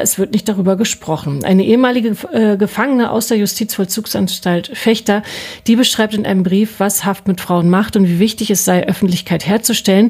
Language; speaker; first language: German; native; German